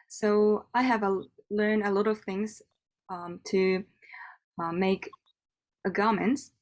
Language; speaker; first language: English; non-native, learner; Japanese